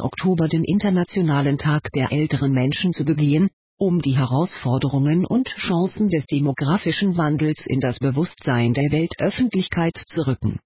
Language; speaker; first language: German; native; German